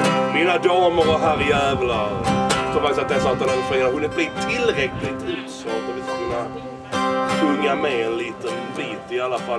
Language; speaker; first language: Swedish; native; Swedish